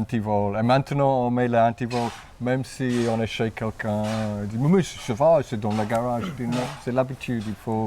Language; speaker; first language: French; non-native, fluent; English